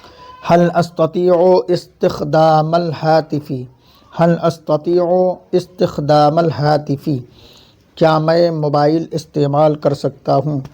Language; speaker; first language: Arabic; non-native, fluent; Urdu